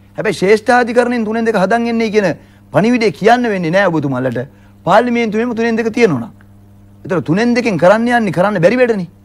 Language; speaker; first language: Sinhala; native; Sinhala